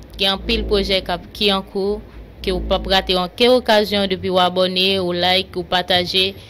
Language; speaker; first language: Haitian Creole; native; Haitian Creole